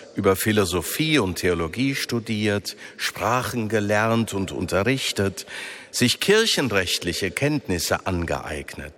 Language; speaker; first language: German; native; German